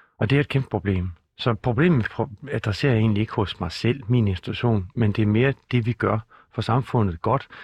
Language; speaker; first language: Danish; native; Danish